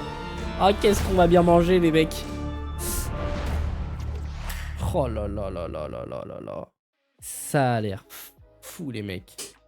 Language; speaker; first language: French; native; French